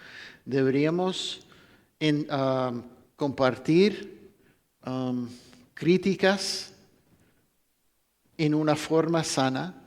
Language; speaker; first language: Spanish; non-native, fluent; English